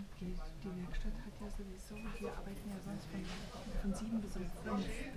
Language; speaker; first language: German; native; German